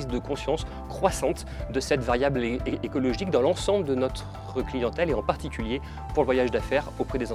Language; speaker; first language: French; native; French